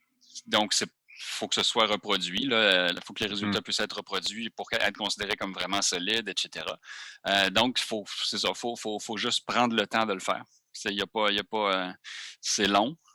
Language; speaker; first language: French; native; French